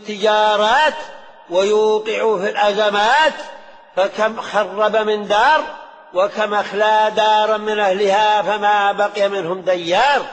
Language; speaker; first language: Arabic; native; Arabic